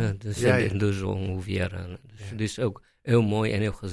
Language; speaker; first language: Dutch; non-native, fluent; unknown